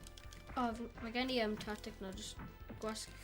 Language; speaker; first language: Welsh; non-native, local second language; English